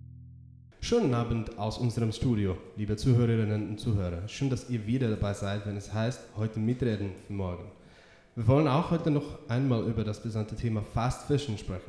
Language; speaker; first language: German; non-native, learner; Czech